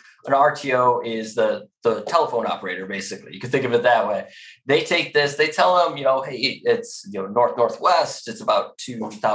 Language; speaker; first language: English; native; English